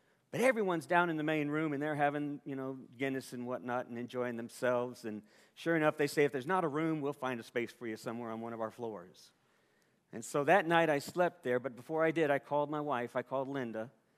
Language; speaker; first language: English; native; English